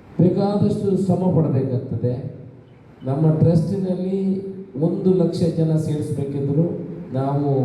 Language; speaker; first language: Kannada; non-native, local second language; Tulu